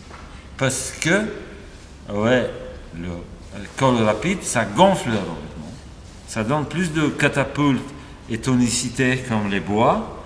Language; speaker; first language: French; non-native, fluent; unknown